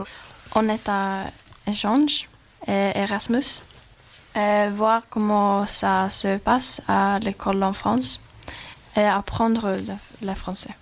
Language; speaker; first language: French; non-native, learner; Swedish